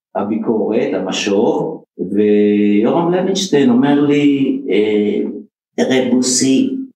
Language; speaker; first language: Hebrew; native; Hebrew